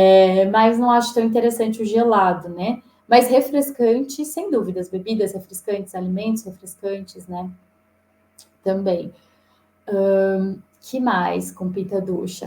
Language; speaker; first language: Portuguese; native; Portuguese